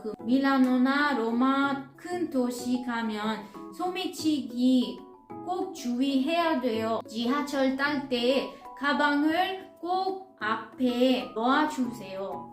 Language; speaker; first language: Korean; non-native, fluent; Italian